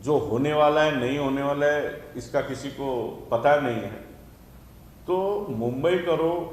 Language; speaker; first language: Hindi; non-native, local second language; Marathi